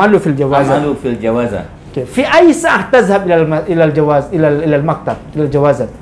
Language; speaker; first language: Arabic; non-native, fluent; Indonesian